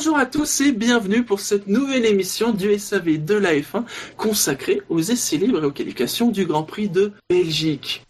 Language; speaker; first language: French; native; French